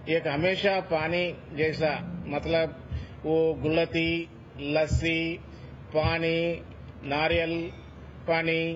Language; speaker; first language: Hindi; non-native, local second language; Telugu